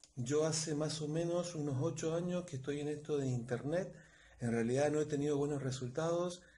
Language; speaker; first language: Spanish; native; Spanish